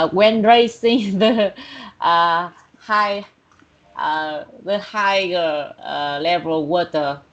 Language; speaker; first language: English; non-native, learner; Vietnamese